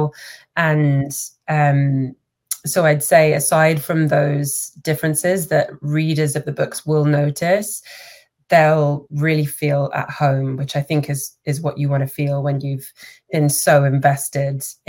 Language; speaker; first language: English; native; English